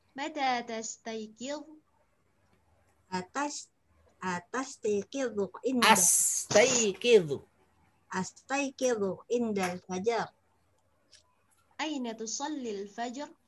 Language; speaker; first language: Arabic; non-native, learner; Indonesian